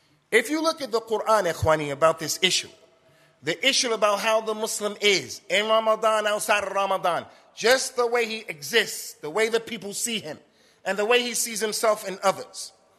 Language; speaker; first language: English; native; English